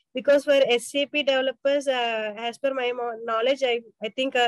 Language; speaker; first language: English; non-native, local second language; Telugu